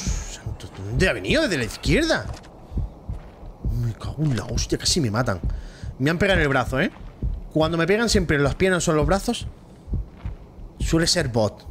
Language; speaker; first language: Spanish; native; Spanish